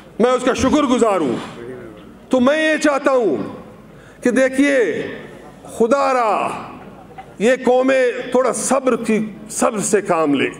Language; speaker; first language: Urdu; non-native, local second language; Baluchi